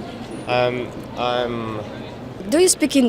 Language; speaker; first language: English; non-native, learner; Russian